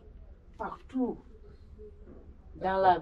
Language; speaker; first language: French; non-native, learner; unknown